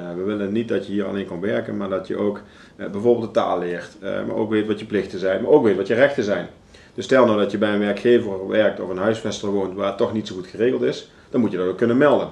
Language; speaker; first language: Dutch; native; Dutch